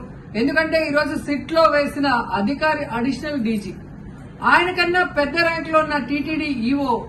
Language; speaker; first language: Telugu; native; Telugu